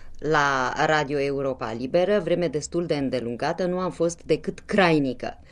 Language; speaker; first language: Romanian; native; Romanian